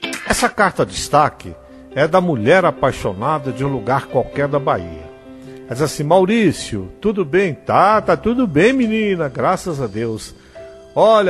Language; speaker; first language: Portuguese; native; Portuguese